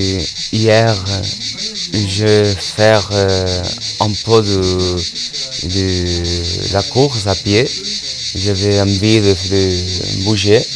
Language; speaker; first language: French; non-native, learner; Spanish